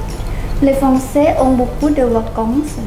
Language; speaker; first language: French; non-native, learner; Thai